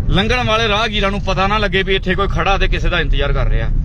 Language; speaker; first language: Punjabi; native; Punjabi